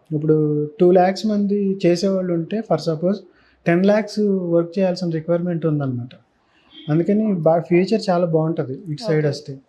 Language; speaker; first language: Telugu; native; Telugu